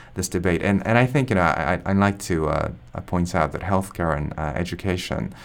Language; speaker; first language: English; non-native, fluent; Japanese